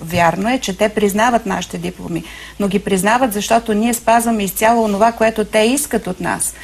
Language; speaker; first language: Bulgarian; native; Bulgarian